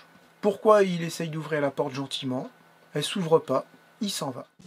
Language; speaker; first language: French; native; French